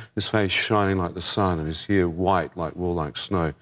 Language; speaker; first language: English; native; English